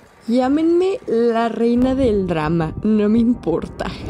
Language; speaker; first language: Spanish; native; Spanish